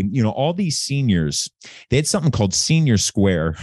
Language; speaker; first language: English; native; English